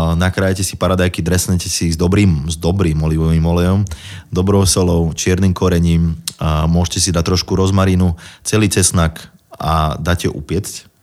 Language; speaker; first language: Slovak; native; Slovak